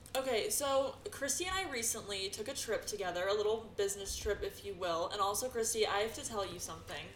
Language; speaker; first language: English; native; English